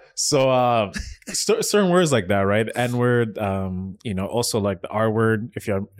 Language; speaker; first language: English; early bilingual, other home language; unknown